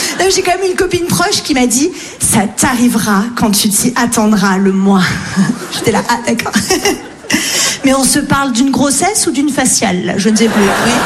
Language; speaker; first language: French; native; French